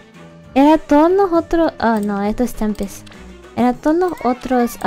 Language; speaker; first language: Spanish; early bilingual, heritage; Spanish